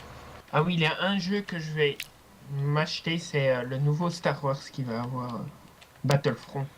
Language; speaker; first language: French; native; French